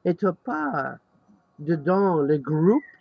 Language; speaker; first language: French; non-native, learner; English